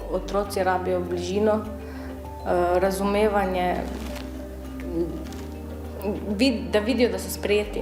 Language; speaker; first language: Slovenian; early bilingual, other home language; Albanian